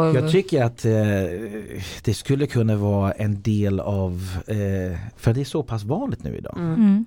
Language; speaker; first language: Swedish; non-native, fluent; English